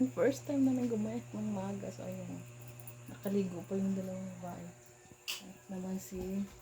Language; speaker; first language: Filipino; non-native, local second language; Cebuano